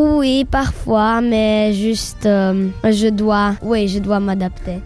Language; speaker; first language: French; non-native, learner; Slovak